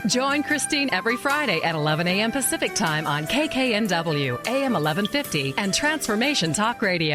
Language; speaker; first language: English; native; English